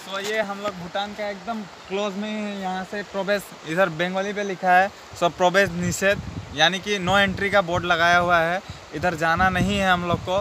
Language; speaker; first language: Hindi; non-native, local second language; Bangla